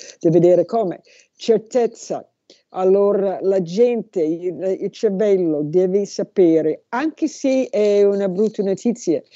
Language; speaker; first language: Italian; non-native, learner; English